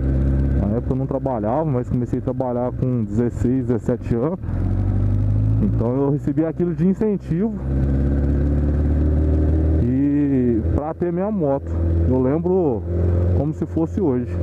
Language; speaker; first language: Portuguese; native; Portuguese